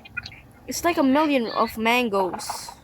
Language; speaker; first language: English; non-native, local second language; Filipino